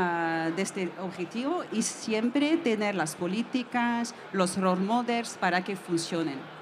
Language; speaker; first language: Spanish; non-native, fluent; French